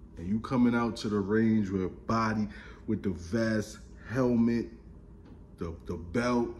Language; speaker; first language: English; native; English